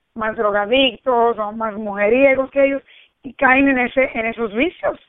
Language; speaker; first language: Spanish; early bilingual, heritage; Spanish